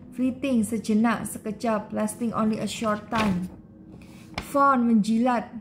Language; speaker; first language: English; non-native, learner; Indonesian